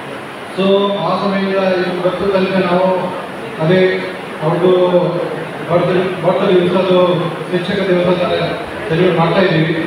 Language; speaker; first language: Kannada; non-native, learner; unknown